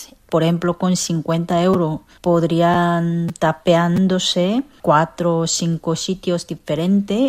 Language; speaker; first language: Spanish; non-native, fluent; Korean